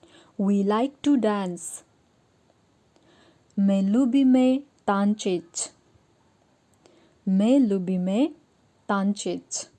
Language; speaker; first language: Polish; non-native, fluent; Nepali